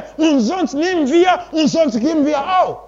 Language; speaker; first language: German; non-native, learner; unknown